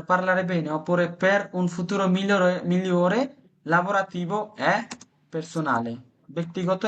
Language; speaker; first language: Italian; non-native, fluent; Bangla